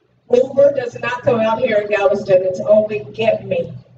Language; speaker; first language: English; native; English